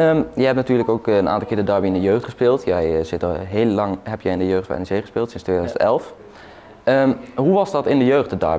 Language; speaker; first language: Dutch; native; Dutch